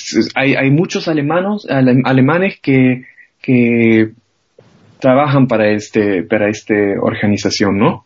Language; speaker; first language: Spanish; non-native, fluent; German